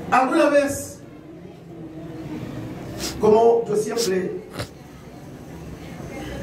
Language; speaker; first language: Spanish; non-native, learner; Haitian Creole